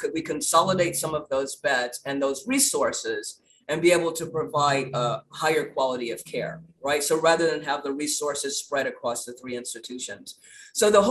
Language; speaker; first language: English; native; English